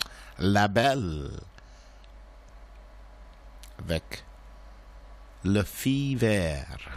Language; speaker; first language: French; non-native, learner; English